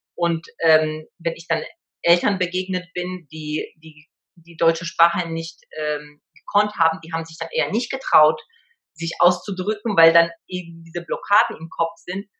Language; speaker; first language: German; early bilingual, other home language; Polish